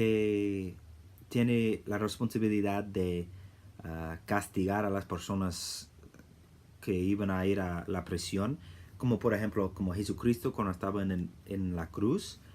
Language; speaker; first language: Spanish; non-native, fluent; English